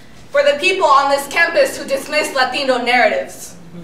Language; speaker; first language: English; early bilingual, other home language; Spanish